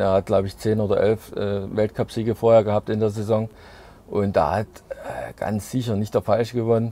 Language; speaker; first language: German; native; German